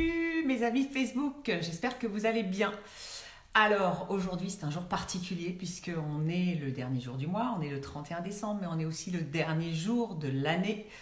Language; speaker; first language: French; native; French